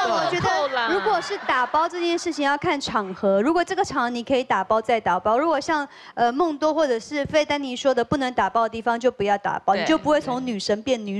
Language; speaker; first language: Chinese; native; Chinese